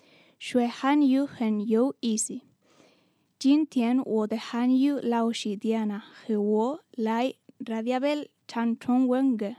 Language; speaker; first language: Chinese; non-native, learner; Spanish